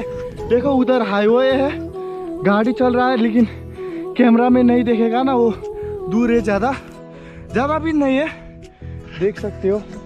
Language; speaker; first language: Hindi; non-native, learner; Nepali